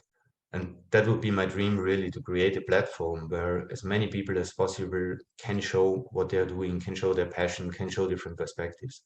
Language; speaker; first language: English; non-native, fluent; German